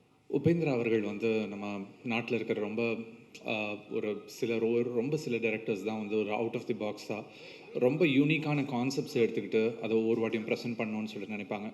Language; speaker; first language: Tamil; native; Tamil